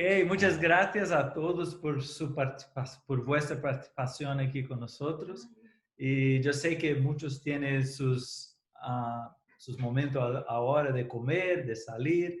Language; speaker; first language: Spanish; non-native, fluent; Portuguese